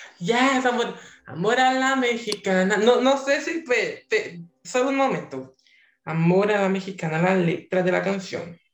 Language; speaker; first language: Spanish; non-native, learner; Portuguese